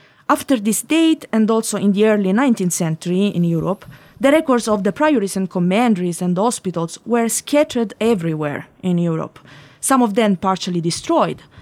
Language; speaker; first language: English; non-native, fluent; Italian